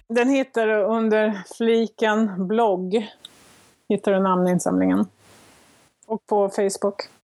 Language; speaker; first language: Swedish; native; Swedish